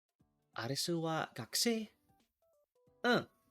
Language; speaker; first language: Japanese; non-native, learner; English